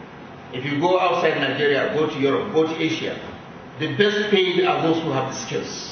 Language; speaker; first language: English; non-native, local second language; Hausa